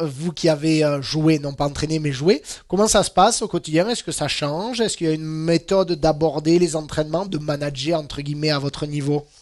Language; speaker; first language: French; native; French